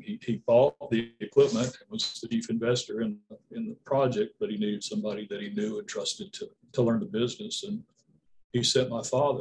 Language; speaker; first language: English; native; English